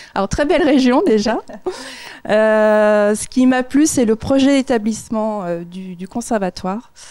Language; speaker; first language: French; native; French